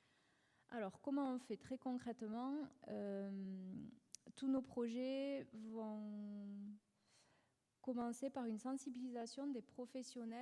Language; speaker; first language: French; native; French